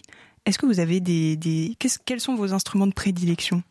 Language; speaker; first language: French; native; French